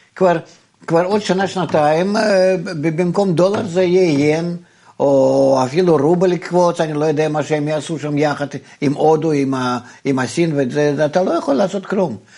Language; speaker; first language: Hebrew; non-native, fluent; Russian